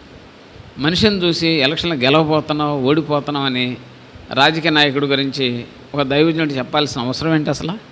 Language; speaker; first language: Telugu; native; Telugu